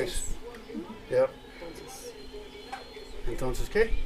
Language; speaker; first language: Spanish; non-native, learner; English